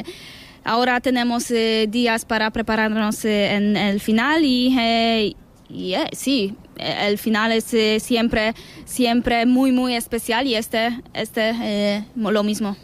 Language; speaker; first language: Spanish; non-native, learner; Polish